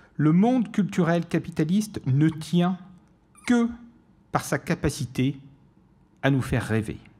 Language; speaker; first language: French; native; French